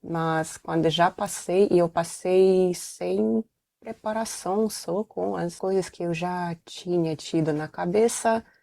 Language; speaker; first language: Portuguese; non-native, fluent; Russian